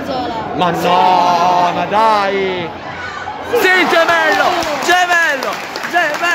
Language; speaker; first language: Italian; native; Italian